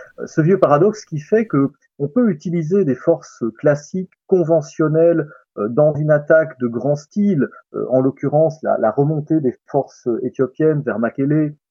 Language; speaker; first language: French; native; French